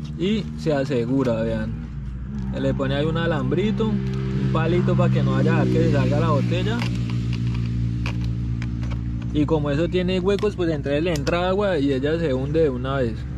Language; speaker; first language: Spanish; native; Spanish